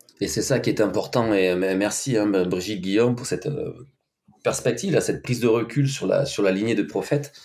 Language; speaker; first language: French; native; French